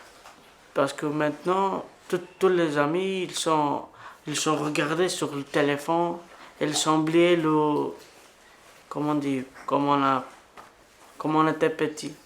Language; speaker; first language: French; non-native, learner; Bulgarian